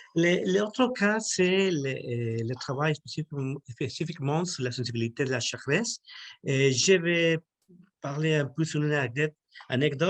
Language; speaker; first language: French; non-native, learner; Spanish